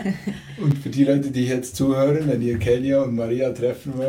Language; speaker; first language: German; native; German